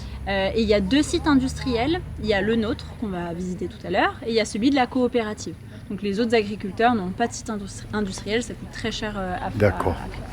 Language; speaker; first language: French; native; French